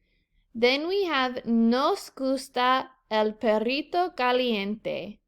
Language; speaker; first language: Spanish; non-native, fluent; English